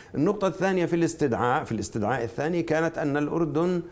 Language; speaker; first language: Arabic; native; Arabic